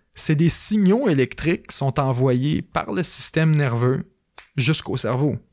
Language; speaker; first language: French; native; French